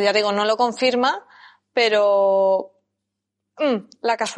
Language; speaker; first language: Spanish; native; Spanish